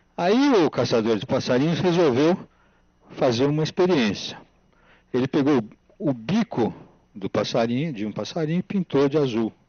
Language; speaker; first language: Portuguese; native; Portuguese